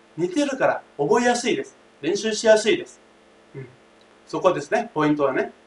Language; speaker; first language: Japanese; non-native, fluent; Thai